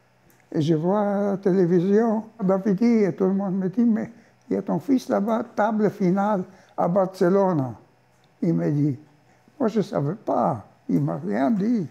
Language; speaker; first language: French; non-native, fluent; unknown